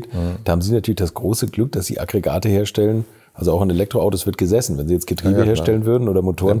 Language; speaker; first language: German; native; German